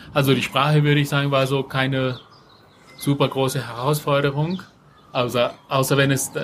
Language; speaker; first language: German; non-native, fluent; Spanish